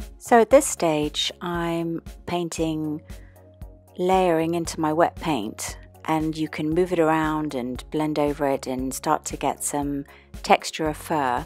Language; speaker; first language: English; native; English